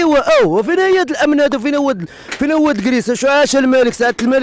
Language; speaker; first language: Arabic; native; Arabic